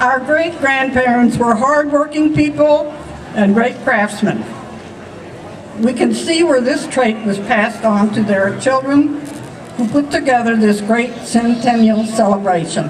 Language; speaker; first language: English; early bilingual, other home language; German